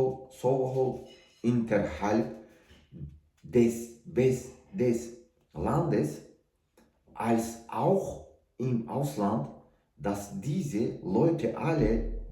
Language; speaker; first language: German; non-native, learner; Tajik